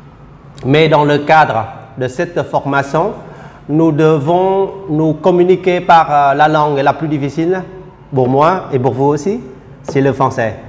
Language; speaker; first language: French; non-native, fluent; Vietnamese